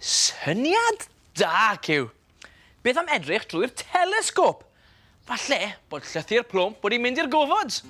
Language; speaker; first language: Welsh; native; Welsh